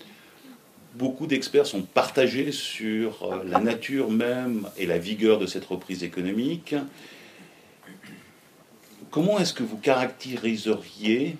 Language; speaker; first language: French; native; French